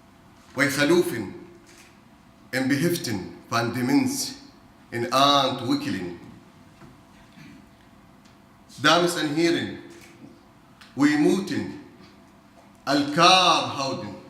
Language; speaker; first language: Dutch; non-native, learner; Arabic